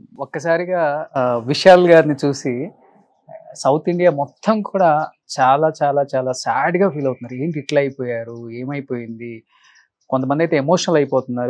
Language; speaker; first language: Telugu; native; Telugu